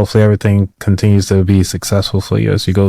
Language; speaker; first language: English; native; English